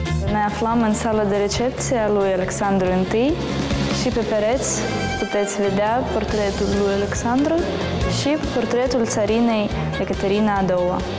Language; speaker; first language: Romanian; non-native, fluent; Russian